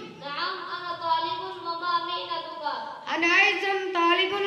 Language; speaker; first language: Arabic; non-native, learner; Urdu